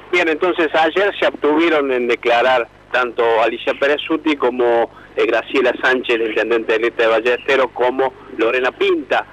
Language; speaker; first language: Spanish; native; Spanish